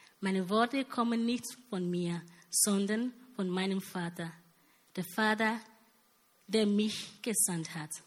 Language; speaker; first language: German; non-native, learner; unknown